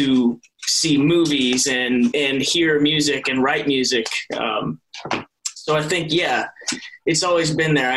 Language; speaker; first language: English; native; English